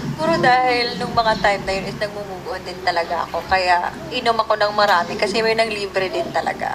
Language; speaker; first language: Filipino; non-native, local second language; Cebuano